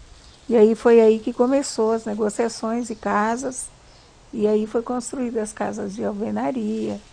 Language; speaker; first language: Portuguese; non-native, local second language; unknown